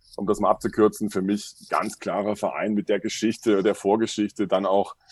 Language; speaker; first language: German; native; German